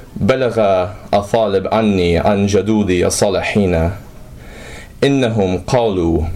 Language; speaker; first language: Arabic; non-native, fluent; English